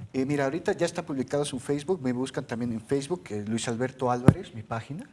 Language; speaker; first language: Spanish; early bilingual, heritage; Spanish